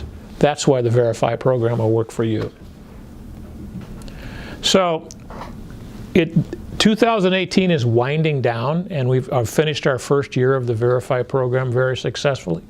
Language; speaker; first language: English; native; English